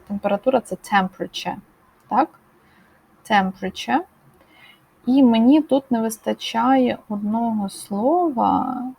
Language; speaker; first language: Ukrainian; native; Ukrainian